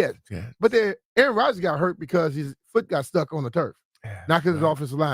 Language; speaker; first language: English; native; English